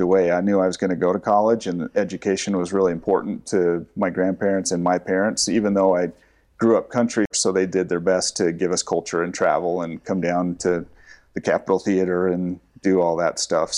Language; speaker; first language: English; native; English